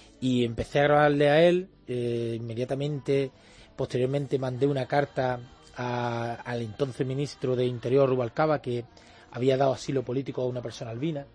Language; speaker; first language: Spanish; native; Spanish